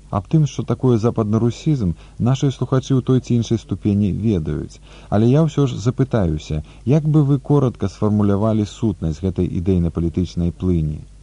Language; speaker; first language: Belarusian; native; Belarusian